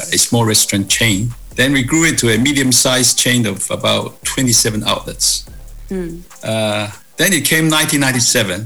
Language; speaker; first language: English; non-native, local second language; Cantonese